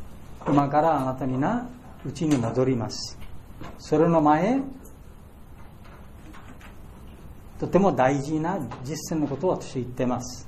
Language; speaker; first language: Japanese; non-native, fluent; Bangla